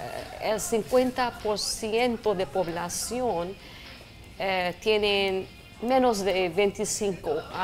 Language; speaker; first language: Spanish; non-native, fluent; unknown